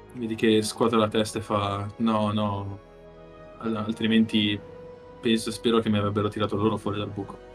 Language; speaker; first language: Italian; native; Italian